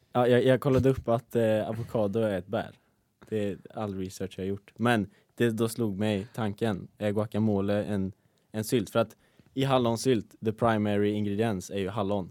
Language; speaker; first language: Swedish; native; Swedish